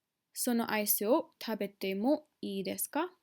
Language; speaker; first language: Japanese; non-native, fluent; English